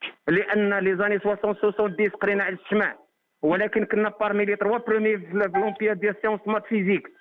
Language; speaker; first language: Arabic; native; Arabic